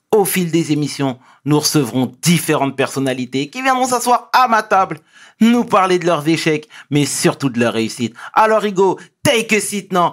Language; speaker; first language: French; early bilingual, other home language; Wolof